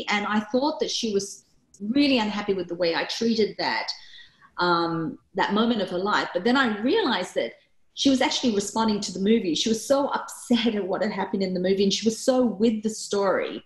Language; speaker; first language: English; early bilingual, other home language; Korean